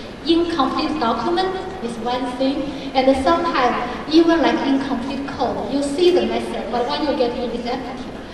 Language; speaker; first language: English; non-native, fluent; Chinese